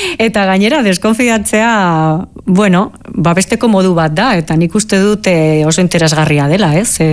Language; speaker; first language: Basque; non-native, local second language; Spanish